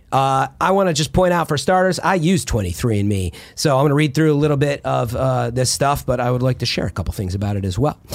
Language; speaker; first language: English; early bilingual, other home language; Italian